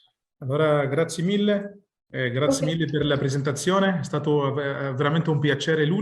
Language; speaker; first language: Italian; non-native, fluent; Arabic